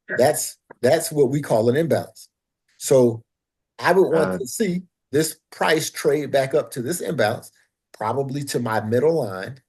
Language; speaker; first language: English; native; English